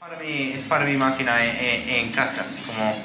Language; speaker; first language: Spanish; non-native, learner; English